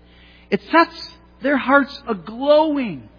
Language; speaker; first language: English; native; English